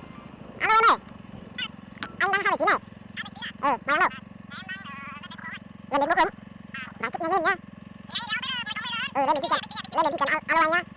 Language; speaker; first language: Vietnamese; native; Vietnamese